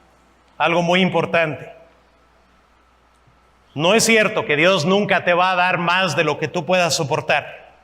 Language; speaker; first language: Spanish; non-native, fluent; English